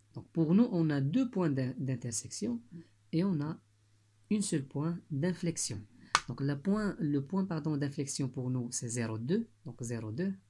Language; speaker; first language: French; non-native, local second language; Arabic